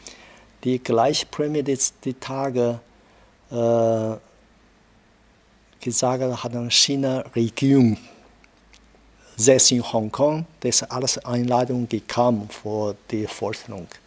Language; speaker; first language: German; non-native, learner; Chinese